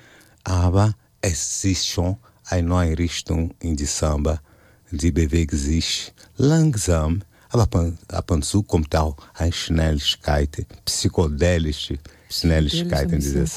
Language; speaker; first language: German; non-native, fluent; Portuguese